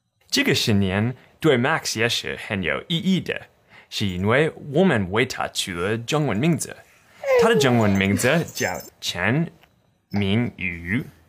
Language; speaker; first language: Chinese; non-native, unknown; English